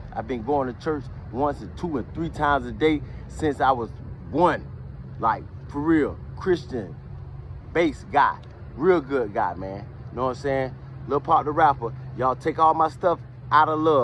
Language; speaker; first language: English; native; English